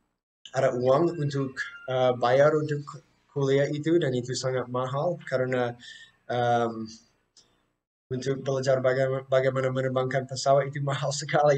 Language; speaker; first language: Indonesian; non-native, fluent; English